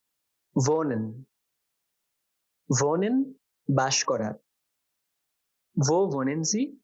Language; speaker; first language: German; non-native, fluent; Bangla